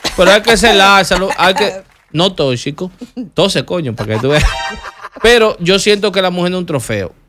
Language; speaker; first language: Spanish; native; Spanish